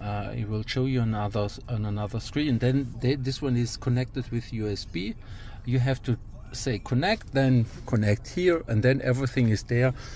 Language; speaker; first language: English; non-native, fluent; German